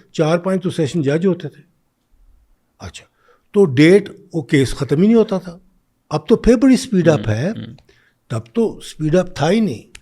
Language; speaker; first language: Urdu; non-native, local second language; Punjabi